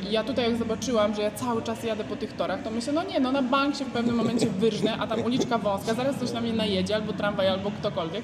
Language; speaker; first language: Polish; native; Polish